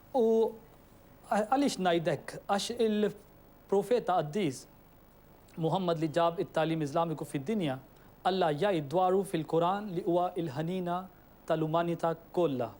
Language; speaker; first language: Maltese; non-native, fluent; Urdu